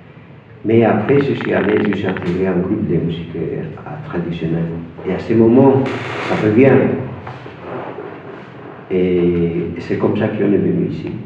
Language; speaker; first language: French; non-native, fluent; Spanish